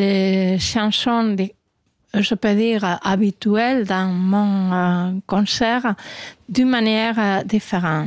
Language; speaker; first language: French; non-native, fluent; Spanish